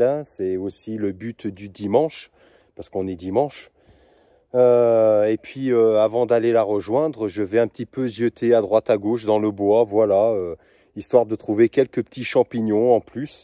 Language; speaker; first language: French; native; French